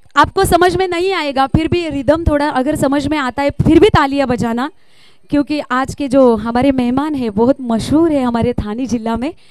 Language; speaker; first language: Hindi; non-native, local second language; Marathi